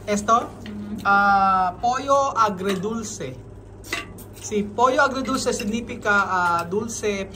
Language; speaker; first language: Spanish; non-native, learner; Filipino